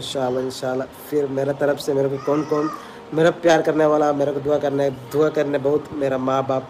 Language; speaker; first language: Hindi; non-native, local second language; Malayalam